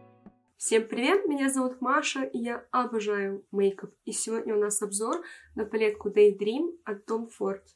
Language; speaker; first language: Russian; native; Russian